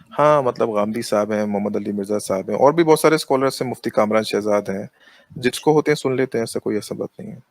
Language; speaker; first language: Urdu; native; Urdu